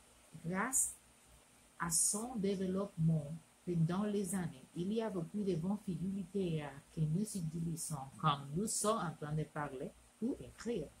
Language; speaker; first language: French; non-native, learner; Spanish